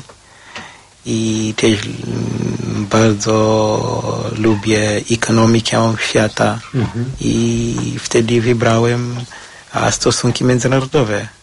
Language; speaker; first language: Polish; non-native, learner; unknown